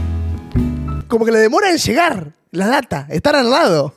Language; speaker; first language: Spanish; native; Spanish